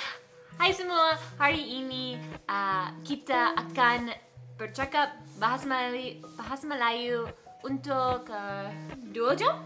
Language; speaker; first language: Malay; non-native, learner; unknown